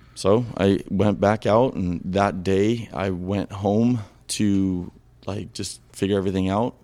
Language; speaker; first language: English; native; English